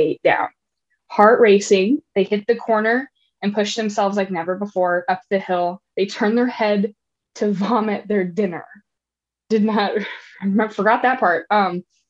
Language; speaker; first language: English; native; English